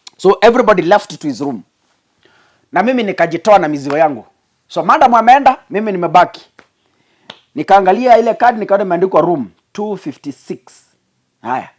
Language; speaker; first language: Swahili; non-native, local second language; Gusii